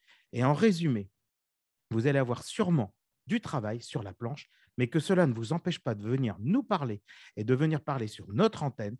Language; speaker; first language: French; native; French